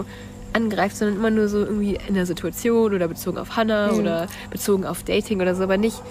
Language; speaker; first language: German; native; German